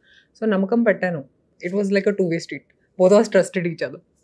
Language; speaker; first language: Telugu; non-native, local second language; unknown